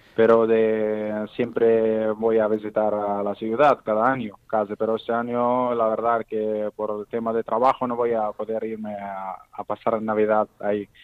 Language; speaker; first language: Spanish; non-native, learner; Arabic